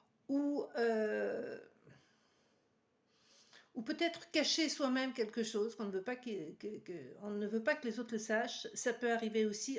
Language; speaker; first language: French; native; French